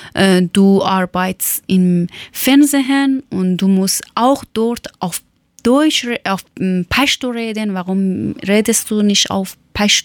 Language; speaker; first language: German; non-native, learner; Persian